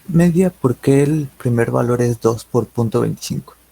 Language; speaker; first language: Spanish; native; Spanish